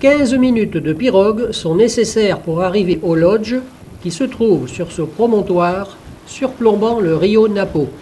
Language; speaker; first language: French; native; French